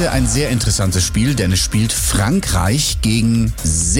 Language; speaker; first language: German; native; German